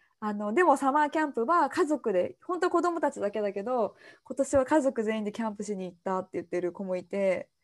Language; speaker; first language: Japanese; native; Japanese